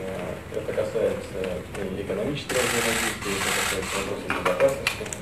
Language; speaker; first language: Russian; native; Russian